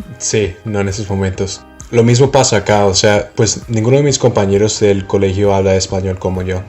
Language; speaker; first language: Spanish; non-native, fluent; English